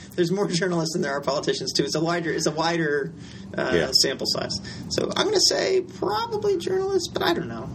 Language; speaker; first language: English; native; English